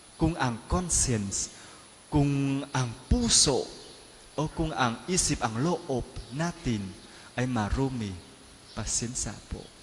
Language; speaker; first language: Filipino; non-native, learner; Vietnamese